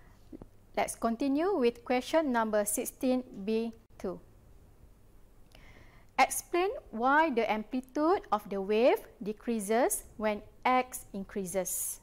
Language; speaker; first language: English; non-native, local second language; Malay